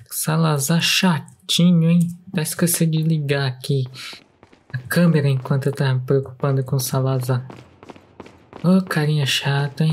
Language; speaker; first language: Portuguese; native; Portuguese